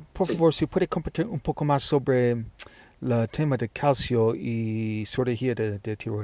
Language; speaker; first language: Spanish; non-native, learner; English